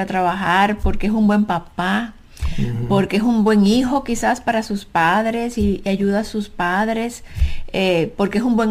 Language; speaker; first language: Spanish; native; Spanish